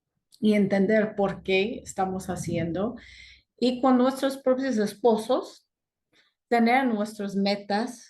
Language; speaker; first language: Spanish; non-native, fluent; English